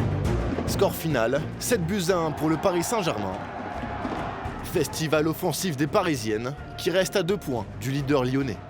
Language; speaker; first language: French; native; French